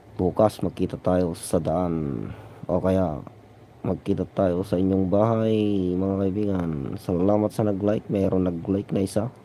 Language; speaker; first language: Filipino; non-native, local second language; Iloko